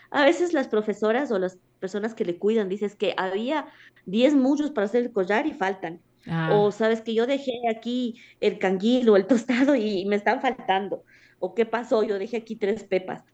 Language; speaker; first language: Spanish; native; Spanish